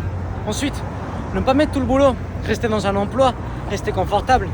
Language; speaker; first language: French; native; French